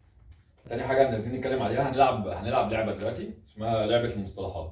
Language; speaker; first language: Arabic; native; Arabic